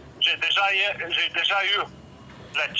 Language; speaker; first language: French; non-native, learner; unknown